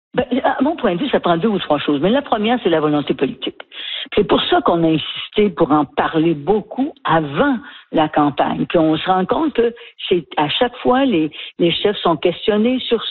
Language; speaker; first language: French; native; French